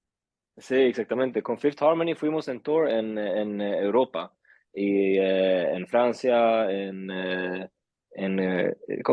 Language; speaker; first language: Spanish; early bilingual, heritage; Swedish